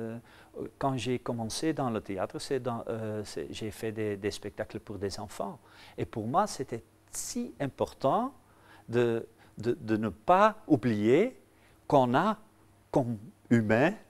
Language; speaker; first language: French; non-native, local second language; Dutch